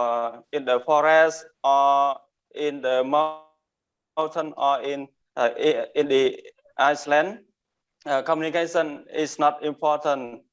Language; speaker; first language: English; non-native, learner; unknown